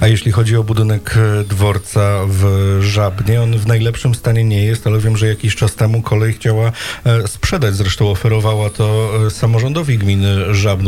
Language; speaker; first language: Polish; native; Polish